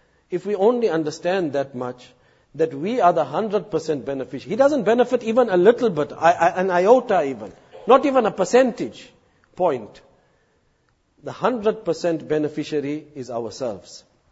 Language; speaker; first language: English; native; English